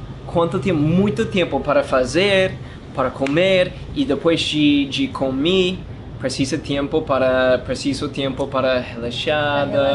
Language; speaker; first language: Portuguese; non-native, learner; English